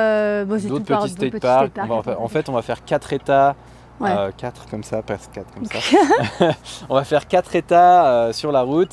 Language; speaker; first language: French; native; French